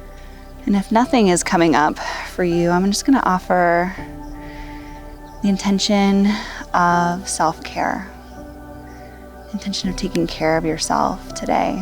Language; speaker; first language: English; native; English